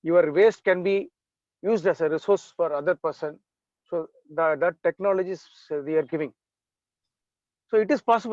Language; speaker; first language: English; non-native, local second language; Tamil